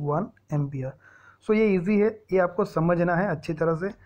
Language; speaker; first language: Hindi; non-native, local second language; Gujarati